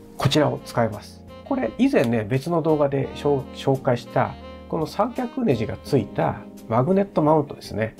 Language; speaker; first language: Japanese; native; Japanese